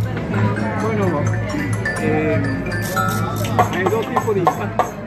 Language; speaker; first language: Spanish; non-native, local second language; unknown